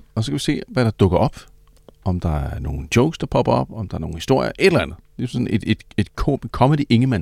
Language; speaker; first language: Danish; native; Danish